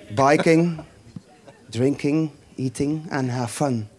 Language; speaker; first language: English; non-native, fluent; Dutch